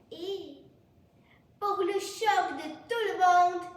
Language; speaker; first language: French; non-native, learner; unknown